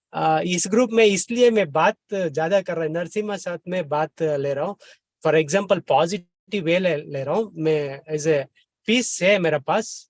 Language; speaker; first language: Hindi; non-native, learner; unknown